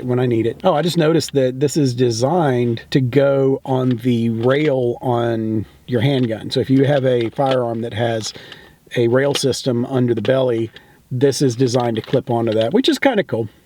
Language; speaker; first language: English; native; English